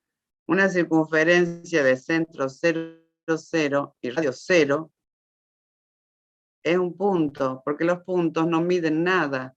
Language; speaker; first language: Spanish; native; Spanish